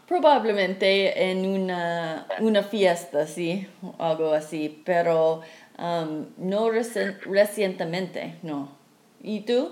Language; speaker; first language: Spanish; non-native, learner; English